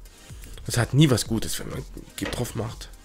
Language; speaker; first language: German; native; German